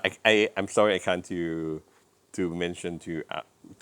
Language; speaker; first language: English; non-native, learner; Thai